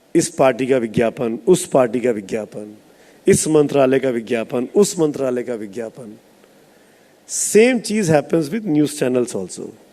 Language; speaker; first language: Hindi; native; Hindi